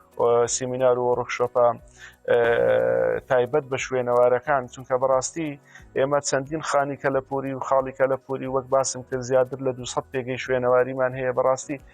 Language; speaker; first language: Central Kurdish; native; Central Kurdish